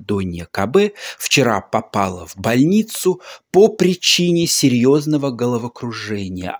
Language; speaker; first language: Russian; native; Russian